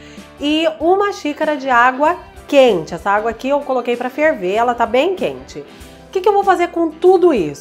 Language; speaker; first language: Portuguese; native; Portuguese